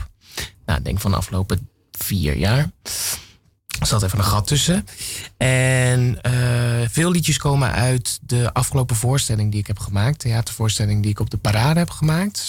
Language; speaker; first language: Dutch; native; Dutch